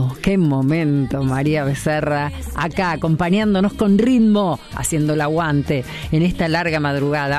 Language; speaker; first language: Spanish; native; Spanish